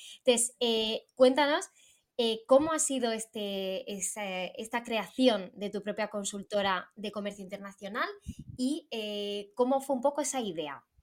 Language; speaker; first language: Spanish; native; Spanish